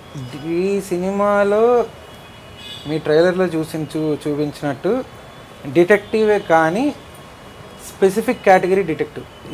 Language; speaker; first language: Telugu; native; Telugu